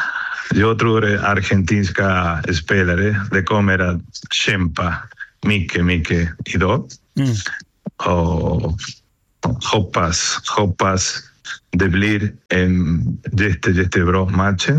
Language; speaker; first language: Swedish; non-native, learner; Spanish